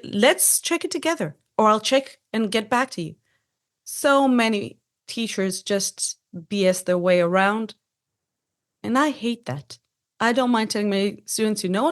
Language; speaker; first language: English; non-native, fluent; Hebrew